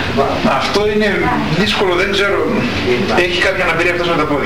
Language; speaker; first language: Greek; native; Greek